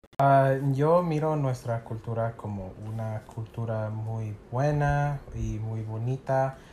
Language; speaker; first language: Spanish; early bilingual, heritage; Spanish